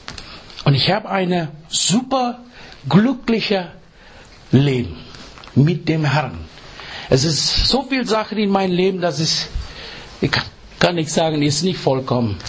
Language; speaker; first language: German; non-native, learner; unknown